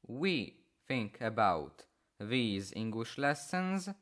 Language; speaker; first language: English; non-native, fluent; Polish